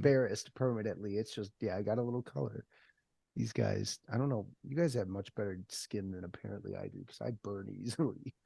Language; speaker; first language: English; native; English